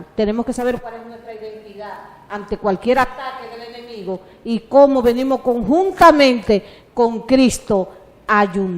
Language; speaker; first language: Spanish; native; Spanish